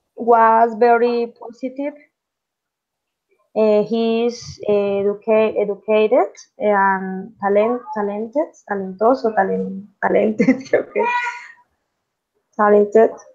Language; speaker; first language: English; non-native, learner; Spanish